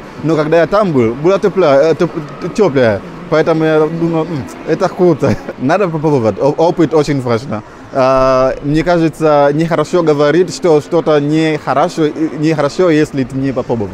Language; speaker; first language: Russian; non-native, fluent; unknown